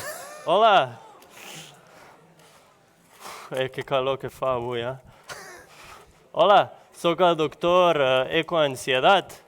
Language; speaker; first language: Catalan; non-native, local second language; Spanish